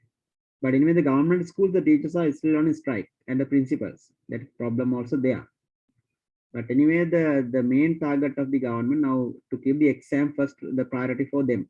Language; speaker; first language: English; non-native, local second language; Sinhala